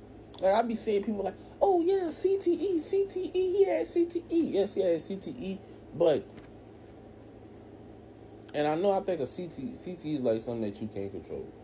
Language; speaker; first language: English; native; English